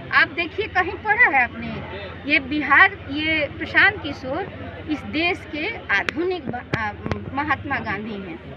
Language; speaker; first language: Hindi; native; Hindi